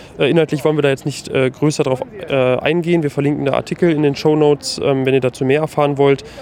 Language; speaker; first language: German; native; German